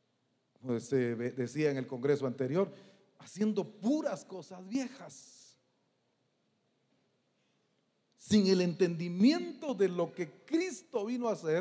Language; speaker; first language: Spanish; native; Spanish